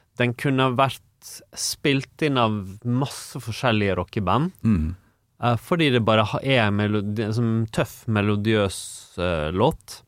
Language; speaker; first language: Norwegian; native; Norwegian